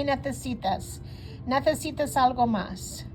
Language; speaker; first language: Spanish; non-native, fluent; English